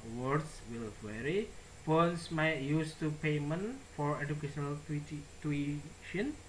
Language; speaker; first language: English; non-native, fluent; Indonesian